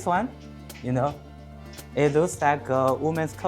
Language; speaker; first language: English; non-native, learner; Chinese